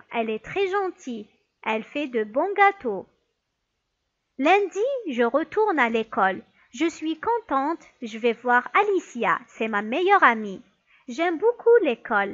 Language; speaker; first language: French; non-native, local second language; Arabic